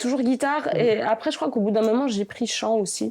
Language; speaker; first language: French; native; French